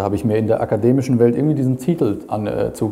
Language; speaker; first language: German; native; German